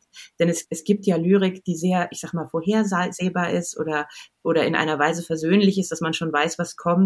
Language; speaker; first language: German; native; German